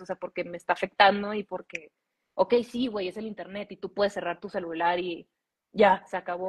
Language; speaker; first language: Spanish; early bilingual, heritage; Spanish